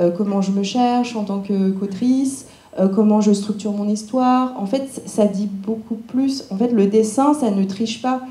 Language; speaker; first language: French; early bilingual, other home language; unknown